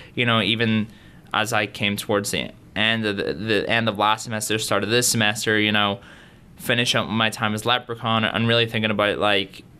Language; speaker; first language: English; native; English